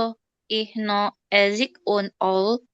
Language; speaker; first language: German; non-native, learner; Indonesian